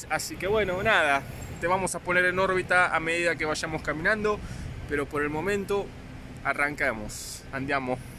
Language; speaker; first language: Spanish; native; Spanish